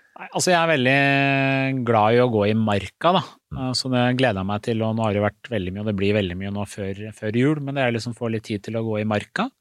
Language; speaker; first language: Norwegian; early bilingual, other home language; Persian